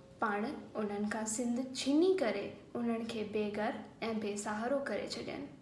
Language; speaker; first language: Sindhi; early bilingual, heritage; Sindhi